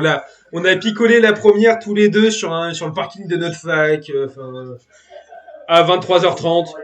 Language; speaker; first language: French; native; French